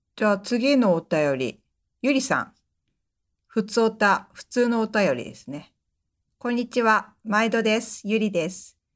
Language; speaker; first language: Japanese; native; Japanese